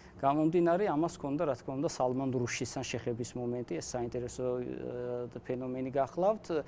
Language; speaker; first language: Georgian; non-native, local second language; Azerbaijani